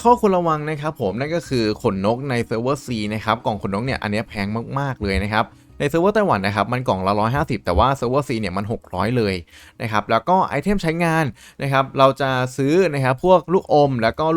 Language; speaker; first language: Thai; native; Thai